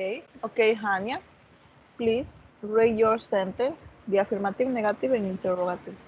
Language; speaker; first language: English; non-native, learner; Spanish